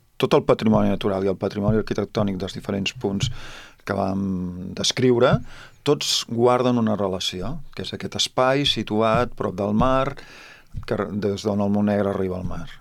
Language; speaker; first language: Catalan; native; Catalan